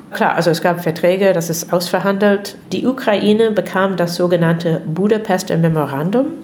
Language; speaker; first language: German; non-native, fluent; English